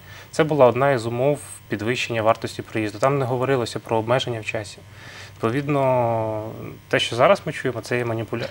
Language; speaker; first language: Ukrainian; native; Ukrainian